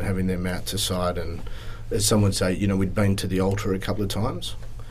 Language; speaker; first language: English; native; English